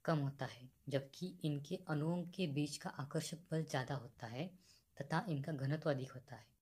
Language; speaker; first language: Hindi; non-native, local second language; Marathi